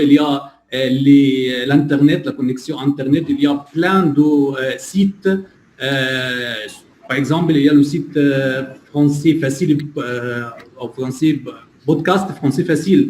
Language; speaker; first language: French; non-native, fluent; Arabic